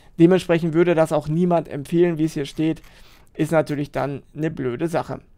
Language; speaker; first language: German; native; German